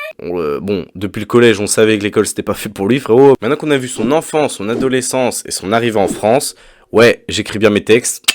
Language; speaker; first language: French; native; French